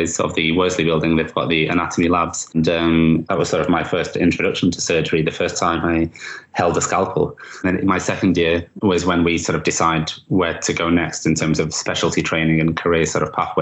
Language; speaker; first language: English; native; English